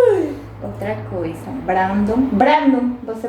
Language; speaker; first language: Portuguese; non-native, learner; Spanish